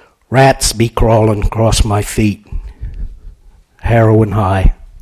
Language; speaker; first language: English; native; English